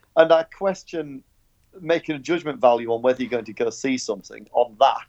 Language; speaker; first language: English; native; English